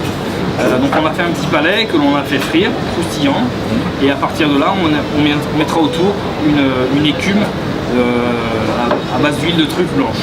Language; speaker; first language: French; native; French